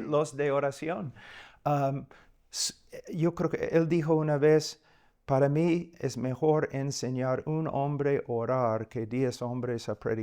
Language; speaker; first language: Spanish; non-native, fluent; English